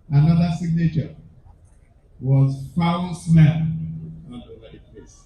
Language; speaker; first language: English; non-native, local second language; Igbo